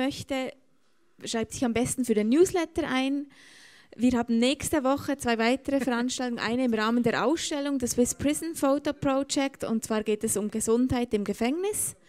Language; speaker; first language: German; native; German